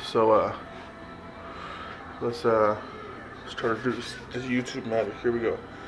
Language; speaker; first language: English; native; English